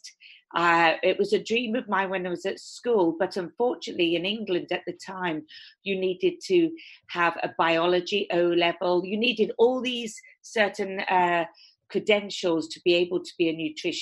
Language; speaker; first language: English; native; English